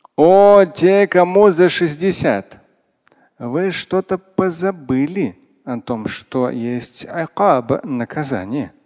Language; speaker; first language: Russian; non-native, local second language; Tatar